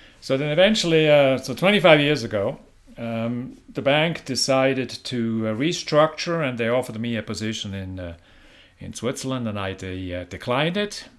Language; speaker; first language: English; non-native, fluent; German